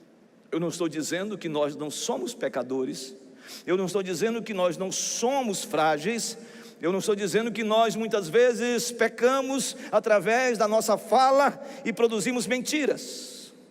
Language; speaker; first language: Portuguese; native; Portuguese